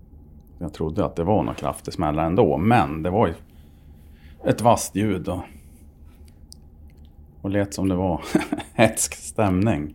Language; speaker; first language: Swedish; native; Swedish